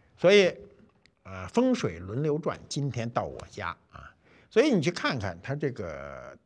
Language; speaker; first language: Chinese; native; Chinese